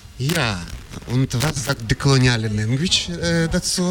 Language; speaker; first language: German; non-native, fluent; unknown